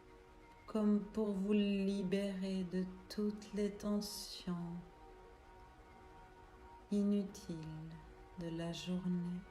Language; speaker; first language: French; native; French